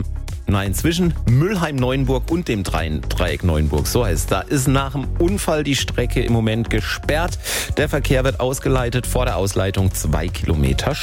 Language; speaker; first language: German; native; German